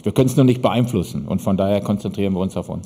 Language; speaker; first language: German; native; German